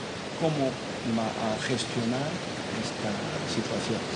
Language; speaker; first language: Spanish; non-native, fluent; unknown